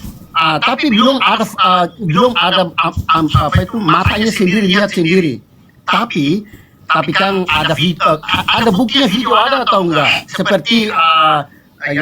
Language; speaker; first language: Indonesian; non-native, fluent; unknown